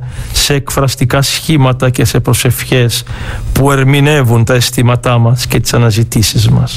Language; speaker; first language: Greek; native; Greek